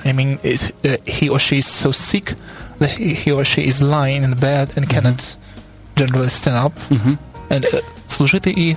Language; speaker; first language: English; non-native, fluent; Ukrainian